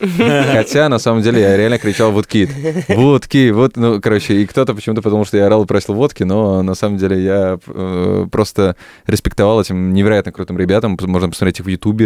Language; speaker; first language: Russian; native; Russian